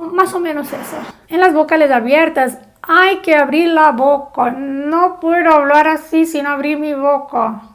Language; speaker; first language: Spanish; non-native, fluent; Portuguese